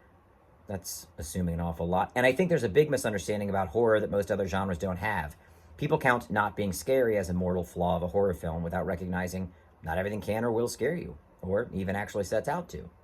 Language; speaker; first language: English; native; English